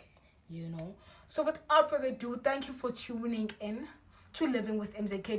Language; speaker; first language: English; non-native, local second language; Xhosa